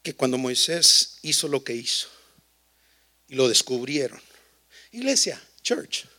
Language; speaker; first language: Spanish; early bilingual, heritage; Spanish